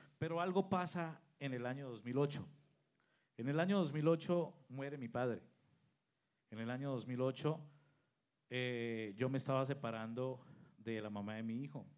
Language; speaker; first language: Spanish; native; Spanish